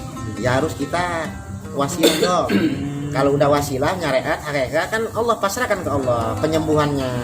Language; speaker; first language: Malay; non-native, local second language; Javanese